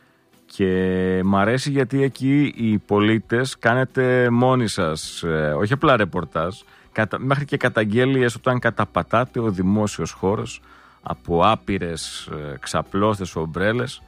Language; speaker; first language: Greek; native; Greek